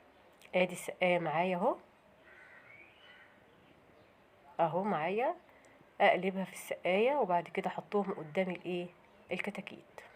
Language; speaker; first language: Arabic; native; Arabic